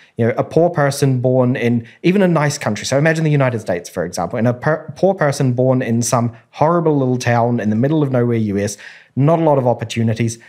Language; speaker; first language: English; native; English